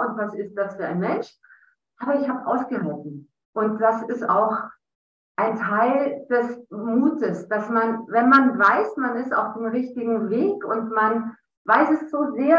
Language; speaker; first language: German; native; German